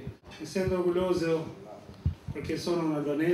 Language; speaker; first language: Italian; non-native, fluent; Albanian